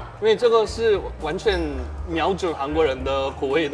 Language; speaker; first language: Chinese; non-native, fluent; Korean